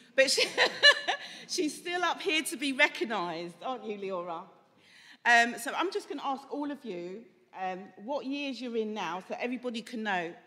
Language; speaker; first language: English; native; English